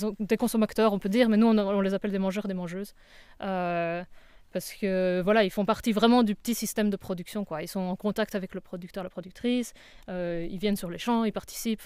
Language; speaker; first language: French; native; French